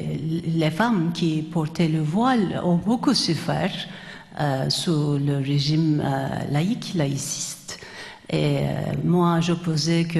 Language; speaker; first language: French; non-native, fluent; Turkish